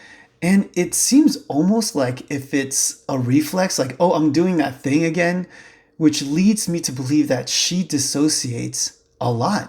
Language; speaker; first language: English; native; English